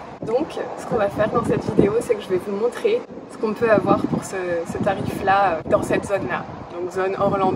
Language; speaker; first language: French; native; French